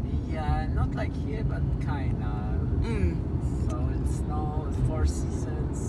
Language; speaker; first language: English; non-native, learner; Polish